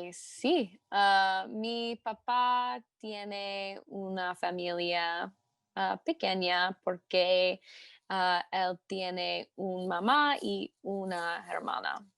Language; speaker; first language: Spanish; non-native, learner; English